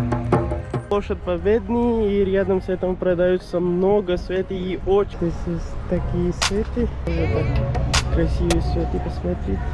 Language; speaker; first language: Russian; non-native, learner; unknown